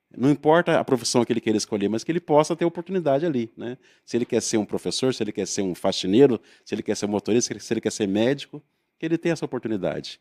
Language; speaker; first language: Portuguese; native; Portuguese